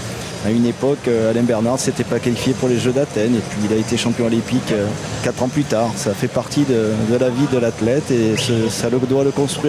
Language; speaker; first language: French; native; French